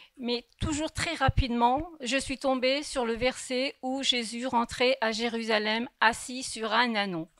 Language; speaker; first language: French; early bilingual, other home language; Kabyle